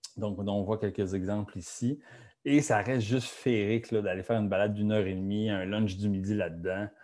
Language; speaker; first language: French; native; French